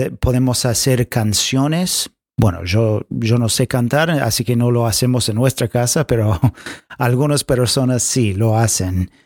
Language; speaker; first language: Spanish; non-native, fluent; English